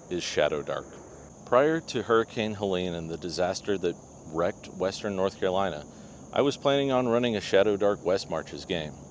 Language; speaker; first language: English; native; English